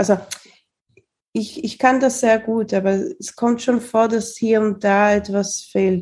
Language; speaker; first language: German; early bilingual, heritage; Spanish